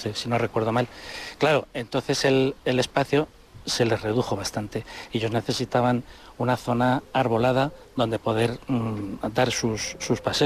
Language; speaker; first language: Spanish; native; Spanish